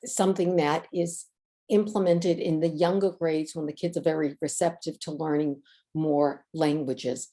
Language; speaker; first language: English; native; English